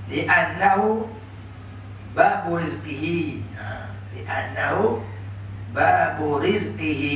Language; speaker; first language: Arabic; non-native, fluent; Malay